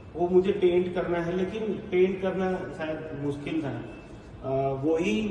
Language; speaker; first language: Hindi; non-native, local second language; Gujarati